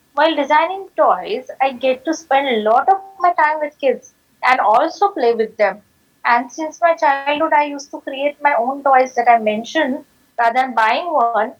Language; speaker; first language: English; non-native, local second language; Marathi